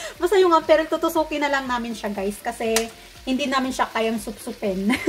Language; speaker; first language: Filipino; non-native, local second language; Cebuano